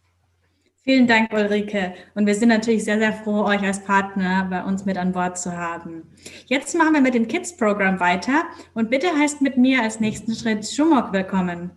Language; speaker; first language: German; native; German